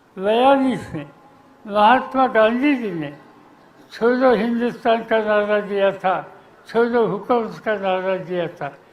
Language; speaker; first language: Hindi; non-native, local second language; Marathi